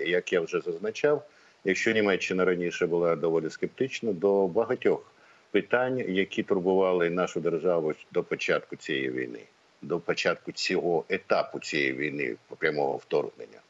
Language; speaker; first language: Ukrainian; native; Ukrainian